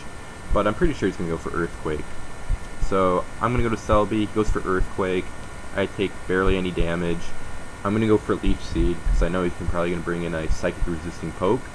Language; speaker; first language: English; native; English